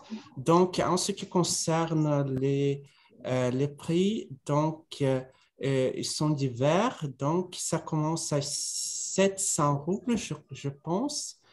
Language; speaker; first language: French; non-native, fluent; Russian